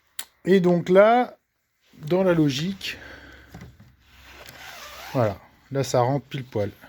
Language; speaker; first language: French; native; French